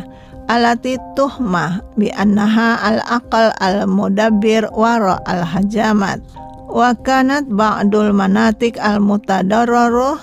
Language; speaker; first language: Arabic; non-native, fluent; Indonesian